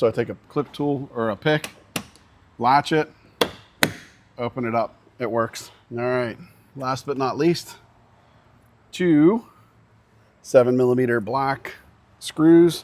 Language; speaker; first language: English; native; English